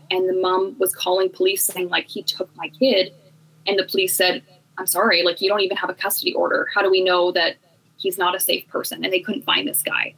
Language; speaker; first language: English; native; English